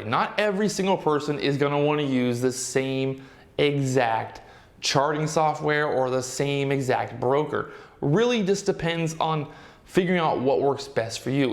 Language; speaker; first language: English; native; English